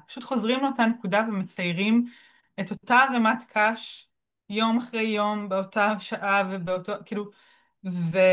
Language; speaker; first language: Hebrew; native; Hebrew